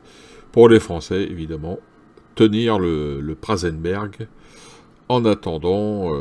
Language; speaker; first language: French; native; French